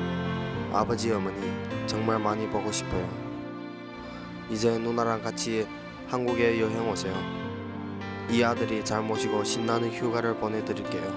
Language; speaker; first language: Korean; early bilingual, heritage; Korean